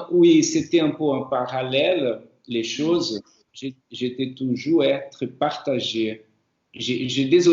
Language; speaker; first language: French; non-native, fluent; Portuguese